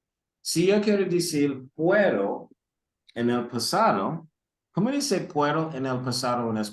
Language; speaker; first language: Spanish; early bilingual, heritage; Spanish